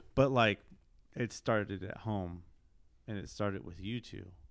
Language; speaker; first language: English; early bilingual, other home language; Spanish